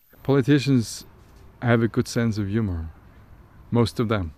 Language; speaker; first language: English; non-native, fluent; German